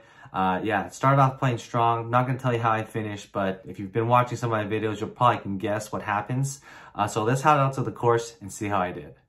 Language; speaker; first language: English; native; English